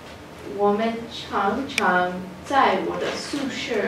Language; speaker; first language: Chinese; non-native, learner; English